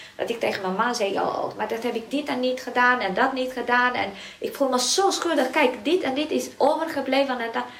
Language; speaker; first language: Dutch; non-native, fluent; Romanian